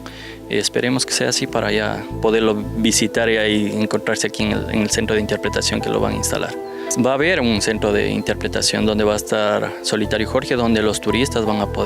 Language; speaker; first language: Spanish; native; Spanish